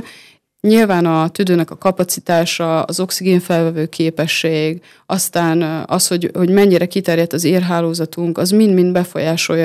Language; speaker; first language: Hungarian; native; Hungarian